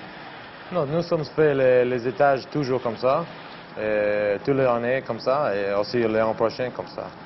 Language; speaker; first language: French; non-native, learner; English